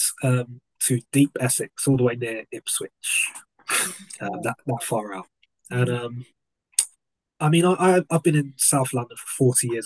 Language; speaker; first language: English; native; English